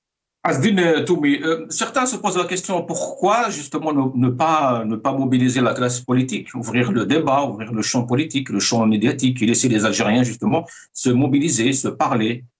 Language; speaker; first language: French; non-native, local second language; Arabic